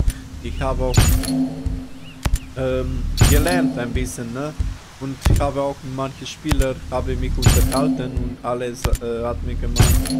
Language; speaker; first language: German; non-native, fluent; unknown